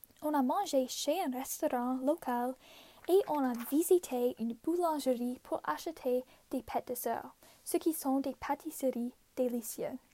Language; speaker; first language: French; non-native, local second language; English